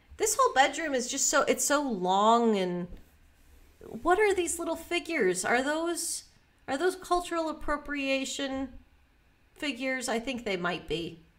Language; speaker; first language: English; native; English